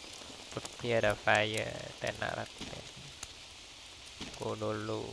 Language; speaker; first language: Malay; non-native, local second language; Chinese